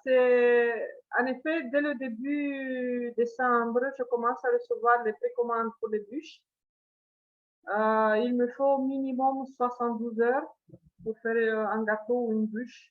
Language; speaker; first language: French; non-native, fluent; Romanian